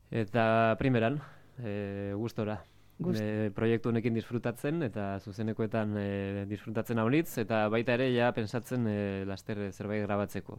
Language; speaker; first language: Basque; native; Basque